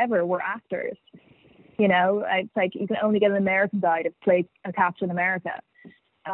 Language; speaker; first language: English; native; English